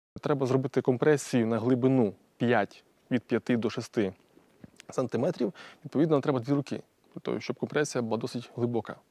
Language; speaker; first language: Ukrainian; native; Ukrainian